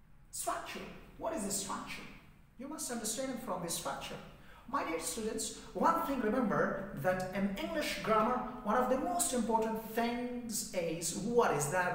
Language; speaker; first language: English; non-native, fluent; Persian